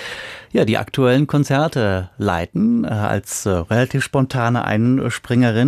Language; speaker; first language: German; native; German